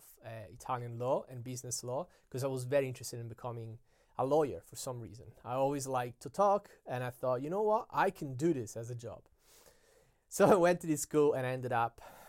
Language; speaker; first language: English; non-native, fluent; Italian